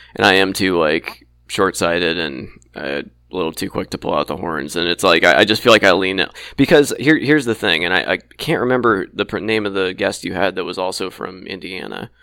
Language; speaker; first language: English; native; English